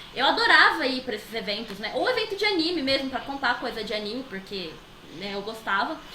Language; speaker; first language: Portuguese; native; Portuguese